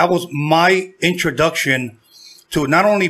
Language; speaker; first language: English; native; English